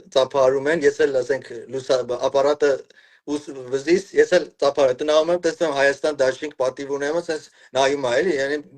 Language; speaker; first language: Armenian; early bilingual, heritage; Armenian